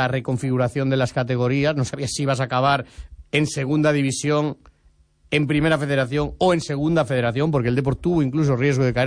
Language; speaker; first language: Spanish; native; Spanish